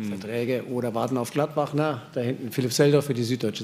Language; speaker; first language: German; native; German